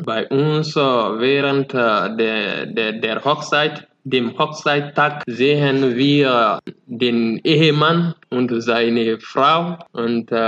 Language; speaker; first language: German; non-native, fluent; Fula